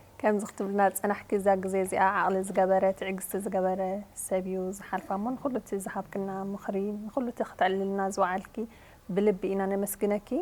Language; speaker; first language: Tigrinya; native; Tigrinya